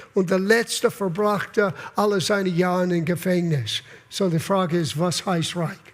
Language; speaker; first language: German; non-native, fluent; English